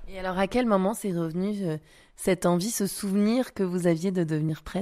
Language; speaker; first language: French; native; French